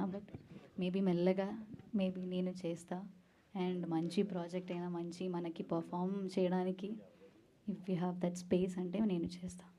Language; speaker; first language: Telugu; non-native, learner; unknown